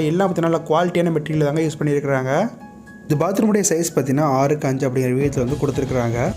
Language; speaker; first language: Tamil; native; Tamil